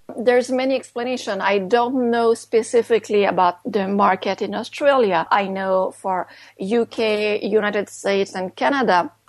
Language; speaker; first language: English; non-native, fluent; French